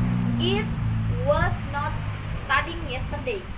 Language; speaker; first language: English; non-native, learner; Indonesian